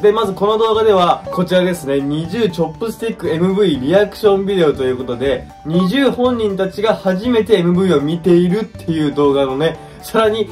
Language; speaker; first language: Japanese; native; Japanese